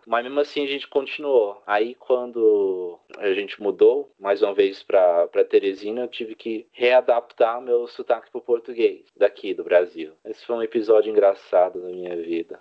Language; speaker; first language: Portuguese; early bilingual, heritage; Portuguese